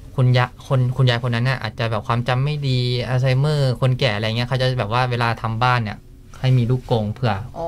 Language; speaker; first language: Thai; native; Thai